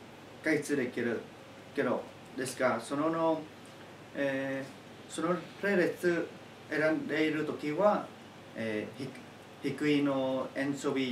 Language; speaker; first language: Japanese; non-native, learner; Chinese